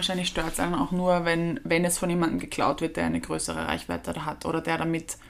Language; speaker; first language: German; native; German